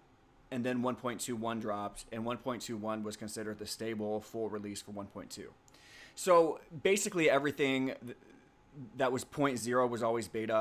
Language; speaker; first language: English; native; English